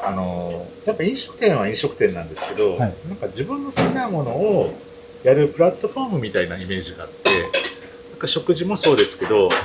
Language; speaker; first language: Japanese; native; Japanese